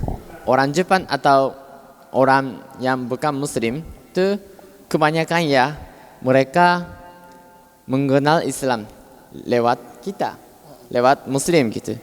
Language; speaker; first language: Indonesian; non-native, fluent; Japanese